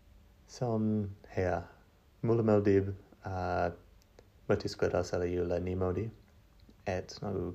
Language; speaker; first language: Estonian; non-native, learner; English